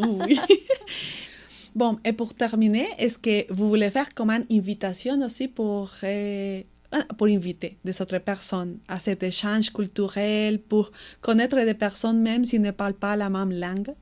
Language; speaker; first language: French; non-native, fluent; Spanish